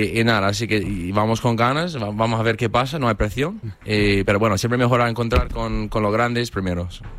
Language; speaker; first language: Spanish; non-native, fluent; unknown